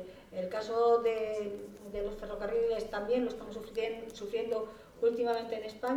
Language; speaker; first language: Spanish; native; Spanish